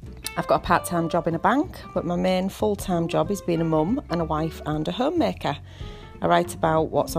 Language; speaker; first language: English; native; English